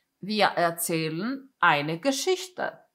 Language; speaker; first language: German; non-native, fluent; Polish